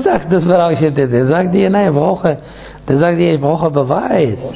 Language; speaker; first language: German; non-native, fluent; Arabic